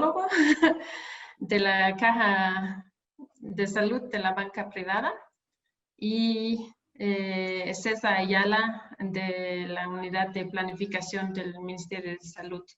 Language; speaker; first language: Spanish; non-native, fluent; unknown